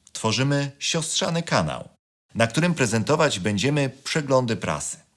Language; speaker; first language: Polish; native; Polish